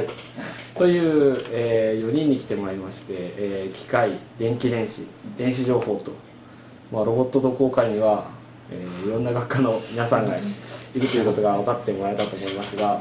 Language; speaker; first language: Japanese; native; Japanese